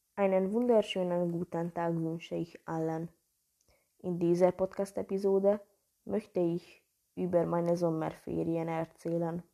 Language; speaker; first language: German; non-native, learner; Hungarian